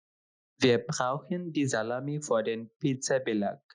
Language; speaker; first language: German; non-native, fluent; Bangla